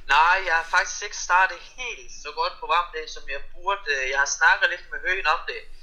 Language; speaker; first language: Danish; early bilingual, other home language; Russian